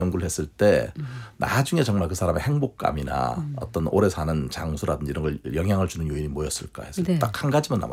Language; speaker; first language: Korean; native; Korean